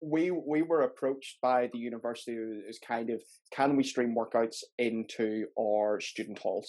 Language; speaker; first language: English; native; English